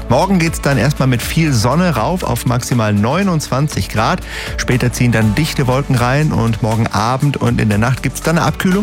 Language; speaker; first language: German; native; German